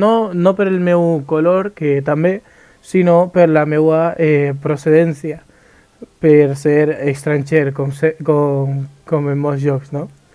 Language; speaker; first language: Catalan; early bilingual, other home language; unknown